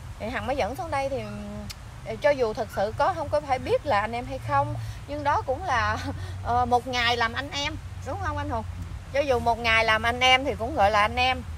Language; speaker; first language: Vietnamese; native; Vietnamese